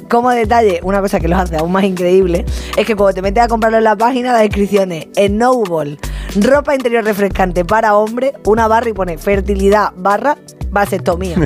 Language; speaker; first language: Spanish; native; Spanish